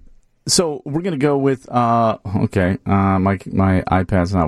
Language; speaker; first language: English; native; English